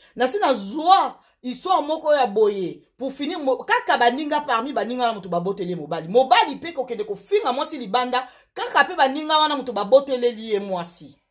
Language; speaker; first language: French; non-native, local second language; Lingala